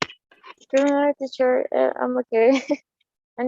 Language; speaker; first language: English; non-native, learner; Spanish